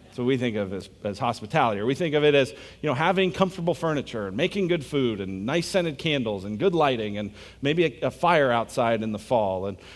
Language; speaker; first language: English; native; English